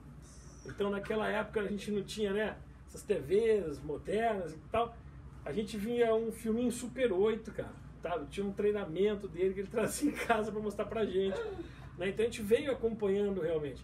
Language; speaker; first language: Portuguese; native; Portuguese